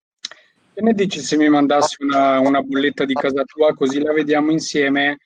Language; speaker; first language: Italian; early bilingual, other home language; Albanian